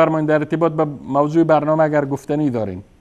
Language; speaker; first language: Persian; native; Persian